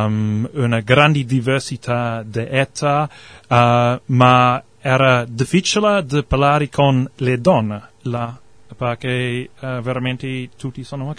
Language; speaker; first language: Italian; non-native, learner; English